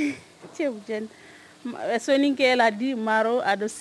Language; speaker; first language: French; non-native, learner; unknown